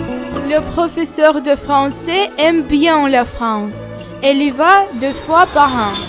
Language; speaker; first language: French; non-native, fluent; Russian